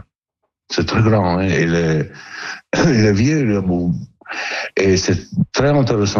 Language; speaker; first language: French; non-native, learner; Italian